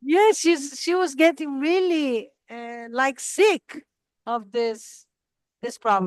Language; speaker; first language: English; non-native, fluent; Portuguese